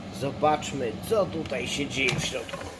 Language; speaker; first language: Polish; native; Polish